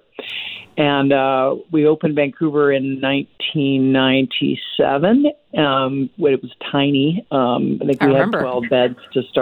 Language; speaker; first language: English; native; English